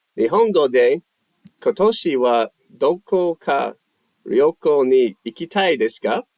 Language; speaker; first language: Japanese; non-native, learner; English